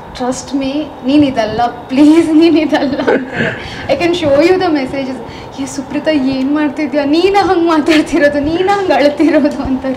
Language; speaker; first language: Kannada; native; Kannada